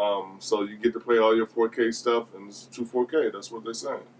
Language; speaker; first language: English; native; English